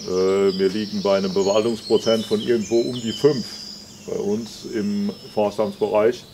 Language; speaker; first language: German; native; German